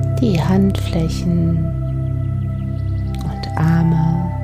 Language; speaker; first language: German; native; German